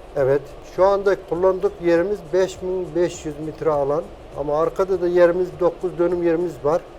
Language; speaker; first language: Turkish; non-native, fluent; Persian